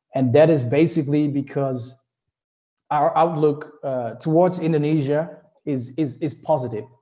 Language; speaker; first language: English; non-native, fluent; Dutch